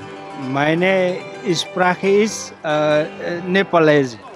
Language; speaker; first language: German; non-native, learner; Nepali